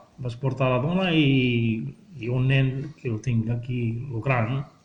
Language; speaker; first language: Catalan; non-native, learner; Arabic